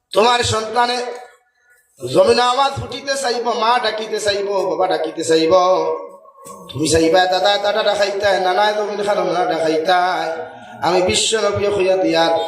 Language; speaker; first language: Bangla; non-native, local second language; Sylheti